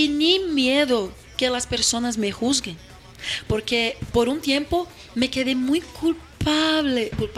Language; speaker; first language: Spanish; non-native, fluent; Portuguese